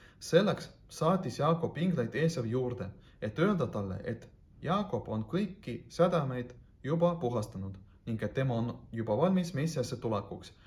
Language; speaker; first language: Estonian; non-native, local second language; Russian